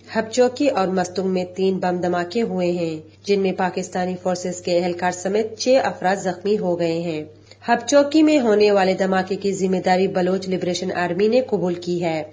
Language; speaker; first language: Urdu; non-native, local second language; Baluchi